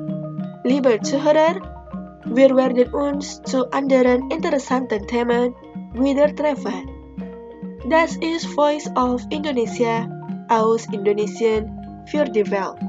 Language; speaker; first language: German; non-native, fluent; Indonesian